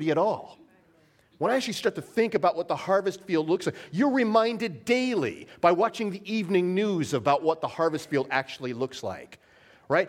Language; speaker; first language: English; native; English